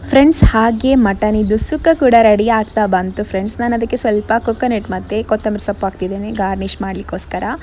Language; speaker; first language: Kannada; non-native, local second language; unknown